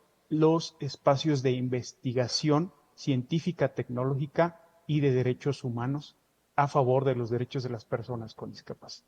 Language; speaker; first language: Spanish; native; Spanish